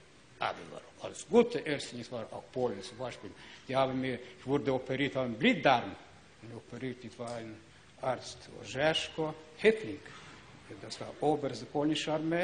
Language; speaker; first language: German; non-native, learner; Ukrainian